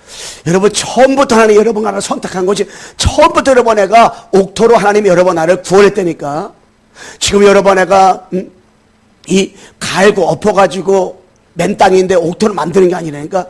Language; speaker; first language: Korean; native; Korean